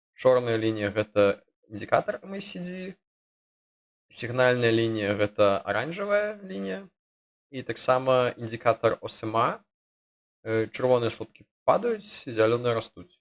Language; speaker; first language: Belarusian; non-native, local second language; Russian